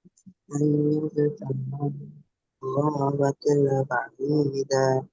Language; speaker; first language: Arabic; non-native, learner; Bangla